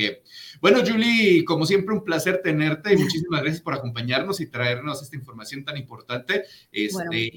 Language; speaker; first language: Spanish; native; Spanish